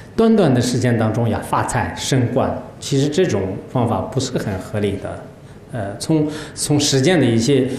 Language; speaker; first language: Chinese; non-native, local second language; Tibetan